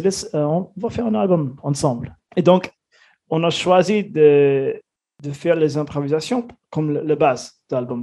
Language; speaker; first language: French; non-native, fluent; English